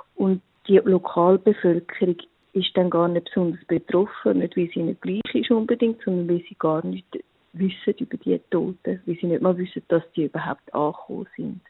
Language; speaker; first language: German; native; German